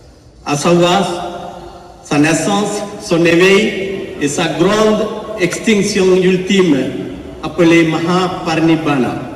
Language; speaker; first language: French; non-native, fluent; Sinhala